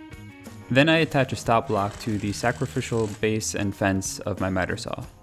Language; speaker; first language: English; native; English